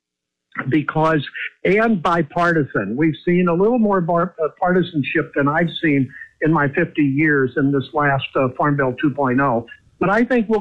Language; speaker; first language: English; native; English